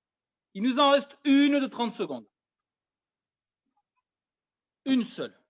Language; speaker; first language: French; native; French